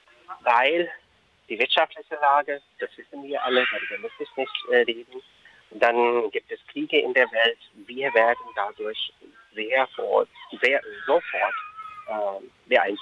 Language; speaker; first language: German; non-native, fluent; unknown